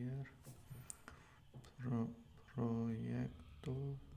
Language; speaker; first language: Spanish; non-native, learner; English